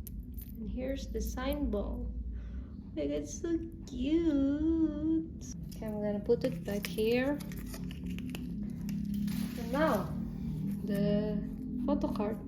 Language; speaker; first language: English; non-native, learner; Indonesian